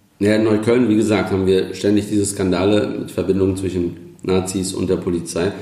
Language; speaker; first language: German; early bilingual, other home language; Turkish